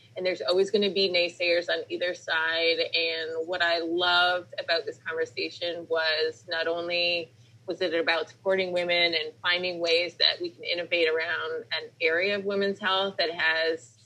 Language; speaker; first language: English; native; English